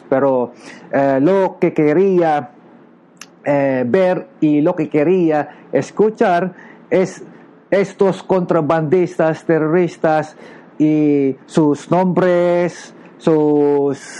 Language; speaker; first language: Spanish; non-native, learner; Filipino